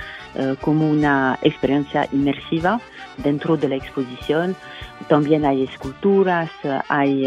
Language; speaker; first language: Spanish; non-native, fluent; French